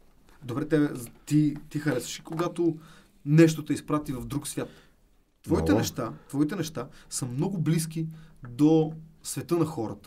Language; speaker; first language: Bulgarian; native; Bulgarian